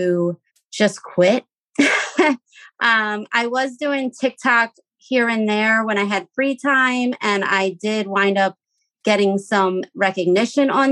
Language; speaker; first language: English; native; English